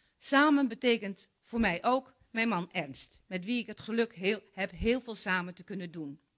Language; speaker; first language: Dutch; native; Dutch